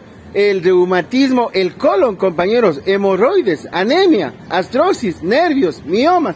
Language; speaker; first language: Spanish; native; Spanish